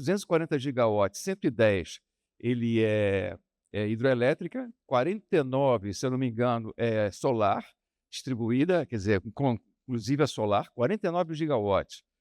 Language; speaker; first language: Portuguese; native; Portuguese